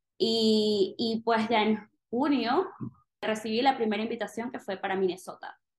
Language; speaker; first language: Spanish; native; Spanish